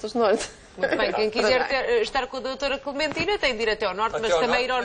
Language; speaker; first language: Portuguese; native; Portuguese